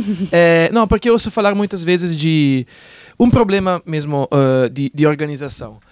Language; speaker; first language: Portuguese; non-native, fluent; Italian